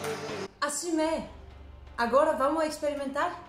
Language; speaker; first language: Portuguese; non-native, learner; Danish